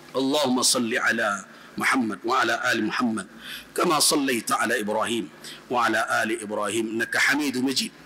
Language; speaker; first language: Malay; non-native, local second language; Minangkabau